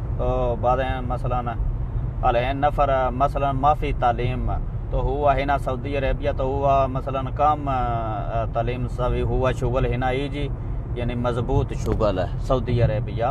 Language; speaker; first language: Arabic; non-native, learner; Punjabi